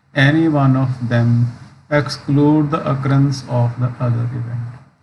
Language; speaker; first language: English; non-native, local second language; Punjabi